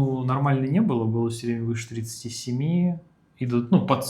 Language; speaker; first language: Russian; native; Russian